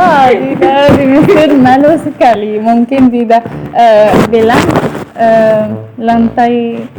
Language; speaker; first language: Indonesian; non-native, learner; Arabic